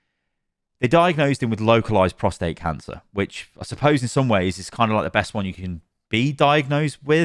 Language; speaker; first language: English; native; English